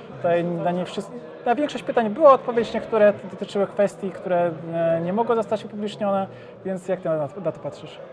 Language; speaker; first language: Polish; native; Polish